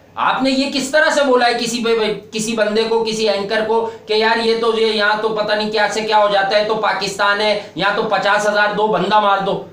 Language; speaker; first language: Urdu; native; Urdu